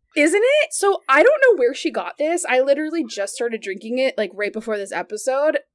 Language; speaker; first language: English; early bilingual, other home language; Spanish